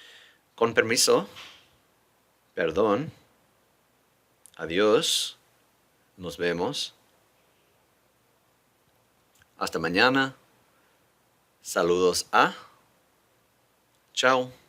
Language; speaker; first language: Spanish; non-native, fluent; English